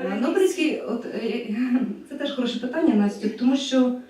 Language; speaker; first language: Ukrainian; native; Ukrainian